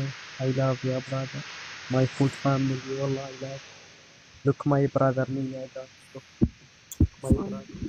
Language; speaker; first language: English; non-native, learner; Arabic